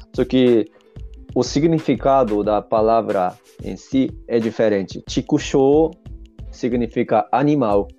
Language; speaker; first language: Portuguese; non-native, fluent; Japanese